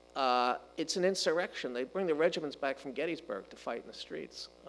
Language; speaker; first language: English; native; English